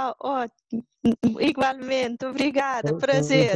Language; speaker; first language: Portuguese; non-native, local second language; Kabuverdianu